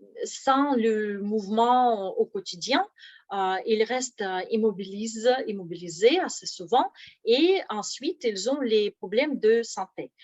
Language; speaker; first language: French; non-native, fluent; Russian